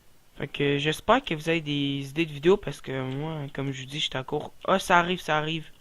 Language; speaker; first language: French; native; French